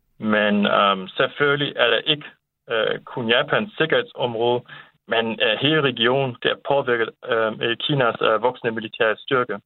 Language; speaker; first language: Danish; non-native, fluent; Japanese